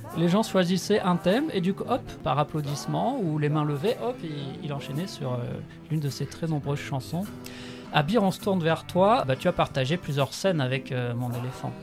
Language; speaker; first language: French; native; French